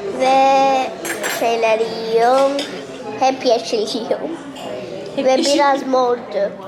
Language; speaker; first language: Turkish; early bilingual, heritage; Turkish